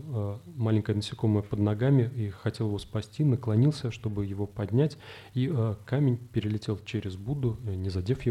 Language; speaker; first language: Russian; native; Russian